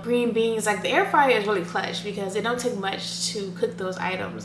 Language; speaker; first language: English; native; English